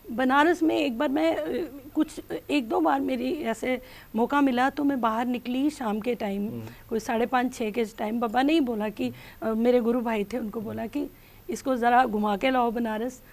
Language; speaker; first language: Hindi; native; Hindi